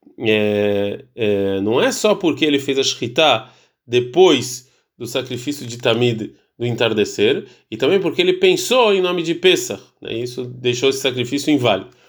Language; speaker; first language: Portuguese; early bilingual, heritage; Portuguese